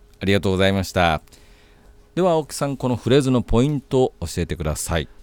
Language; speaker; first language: Japanese; native; Japanese